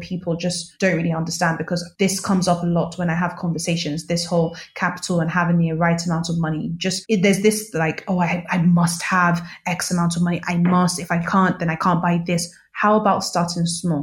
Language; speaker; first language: English; native; English